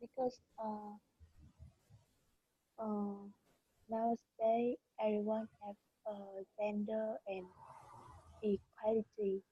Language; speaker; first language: English; non-native, learner; Vietnamese